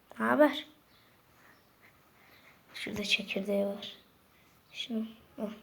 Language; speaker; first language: Turkish; native; Turkish